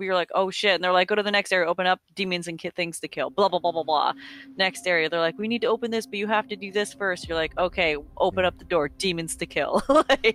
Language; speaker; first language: English; native; English